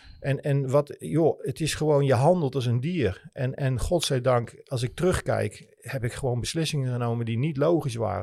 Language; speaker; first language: Dutch; native; Dutch